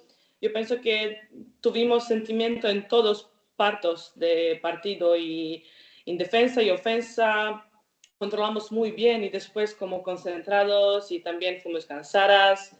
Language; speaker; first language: Spanish; non-native, learner; Croatian